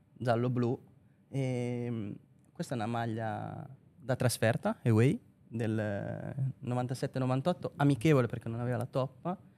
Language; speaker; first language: Italian; native; Italian